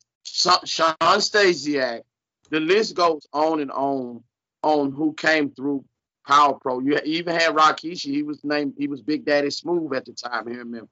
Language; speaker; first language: English; native; English